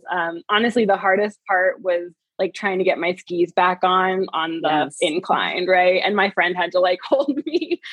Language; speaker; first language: English; native; English